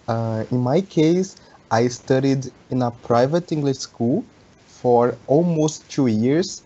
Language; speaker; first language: English; non-native, learner; Portuguese